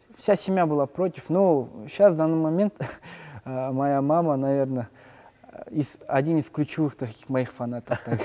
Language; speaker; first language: Russian; non-native, local second language; Kazakh